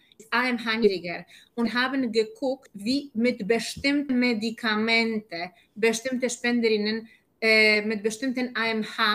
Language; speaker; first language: German; non-native, fluent; Polish